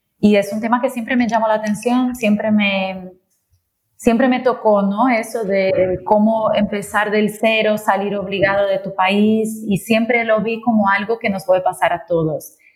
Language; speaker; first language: Spanish; non-native, fluent; Portuguese